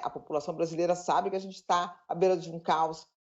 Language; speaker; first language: Portuguese; native; Portuguese